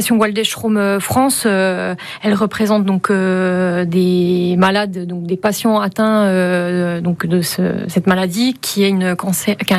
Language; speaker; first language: French; native; French